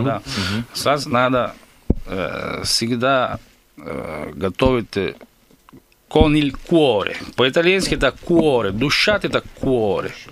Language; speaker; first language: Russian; non-native, learner; Italian